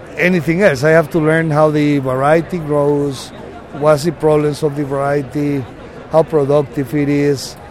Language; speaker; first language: English; non-native, fluent; Spanish